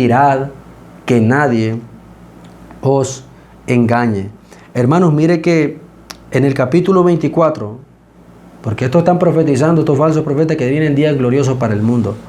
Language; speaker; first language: Spanish; native; Spanish